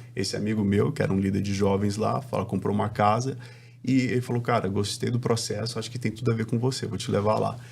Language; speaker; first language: Portuguese; native; Portuguese